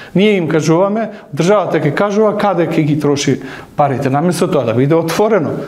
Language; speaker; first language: Macedonian; non-native, local second language; Albanian